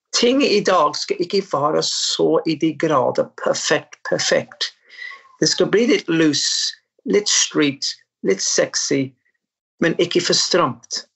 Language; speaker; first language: Norwegian; non-native, fluent; English